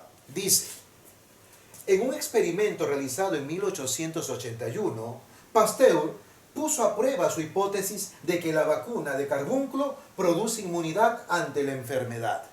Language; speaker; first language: Spanish; native; Spanish